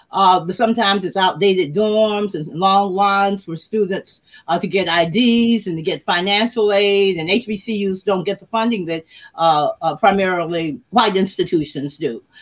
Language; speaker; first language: English; native; English